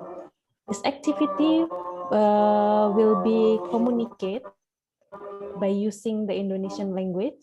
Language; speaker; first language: English; non-native, fluent; Indonesian